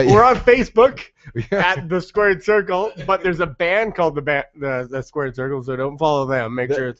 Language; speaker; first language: English; native; English